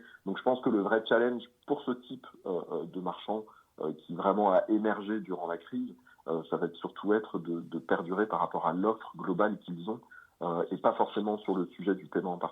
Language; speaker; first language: French; native; French